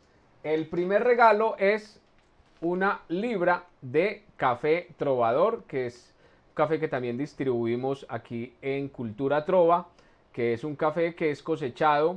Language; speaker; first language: Spanish; native; Spanish